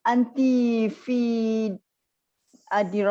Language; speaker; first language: Arabic; non-native, learner; Malay